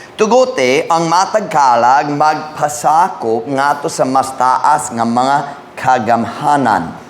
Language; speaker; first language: Cebuano; non-native, fluent; English